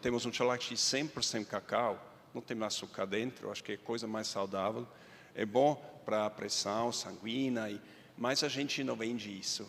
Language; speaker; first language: Portuguese; non-native, fluent; Swiss German